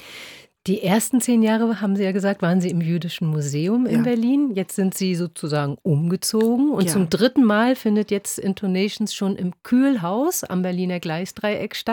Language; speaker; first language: German; native; German